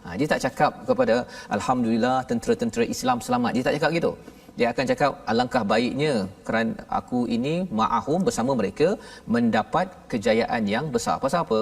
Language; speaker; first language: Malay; native; Malay